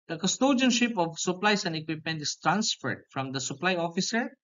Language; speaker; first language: English; non-native, local second language; Filipino